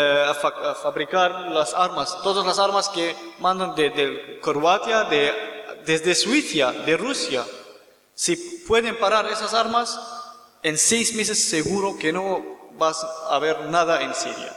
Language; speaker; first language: Spanish; non-native, learner; Kurdish